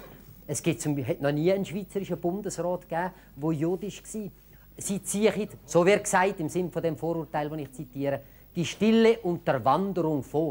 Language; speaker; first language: German; native; German